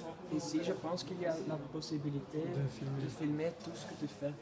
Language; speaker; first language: French; non-native, fluent; Dutch